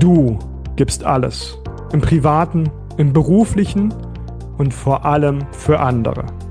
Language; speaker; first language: German; native; German